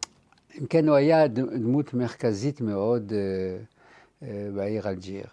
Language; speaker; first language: Hebrew; non-native, fluent; French